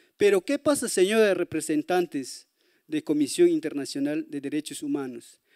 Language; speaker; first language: Spanish; native; Spanish